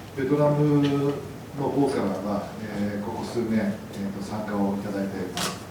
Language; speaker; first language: Japanese; native; Japanese